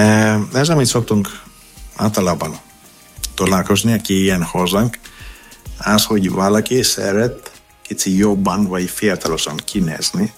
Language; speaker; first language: Hungarian; non-native, learner; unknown